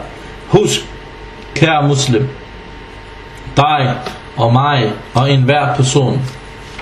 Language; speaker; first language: Danish; non-native, fluent; Arabic